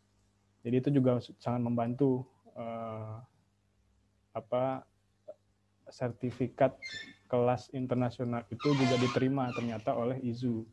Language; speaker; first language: Indonesian; native; Indonesian